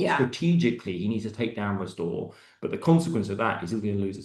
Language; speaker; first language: English; native; English